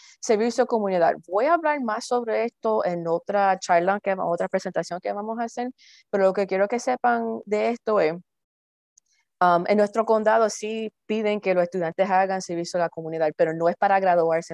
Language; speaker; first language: Spanish; early bilingual, heritage; Spanish